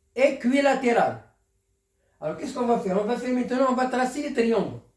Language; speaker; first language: French; non-native, local second language; Arabic